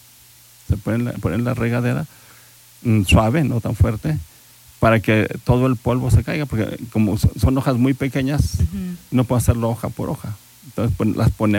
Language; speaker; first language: Spanish; native; Spanish